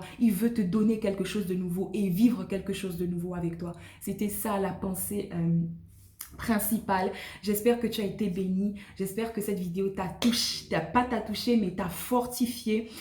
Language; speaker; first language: French; native; French